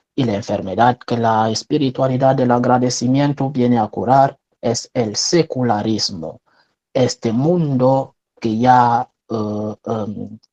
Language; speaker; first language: Spanish; non-native, fluent; French